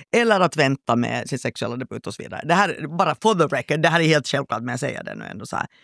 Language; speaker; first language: Swedish; native; Swedish